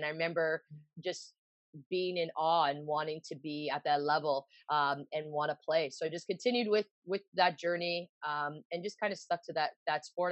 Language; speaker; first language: English; native; English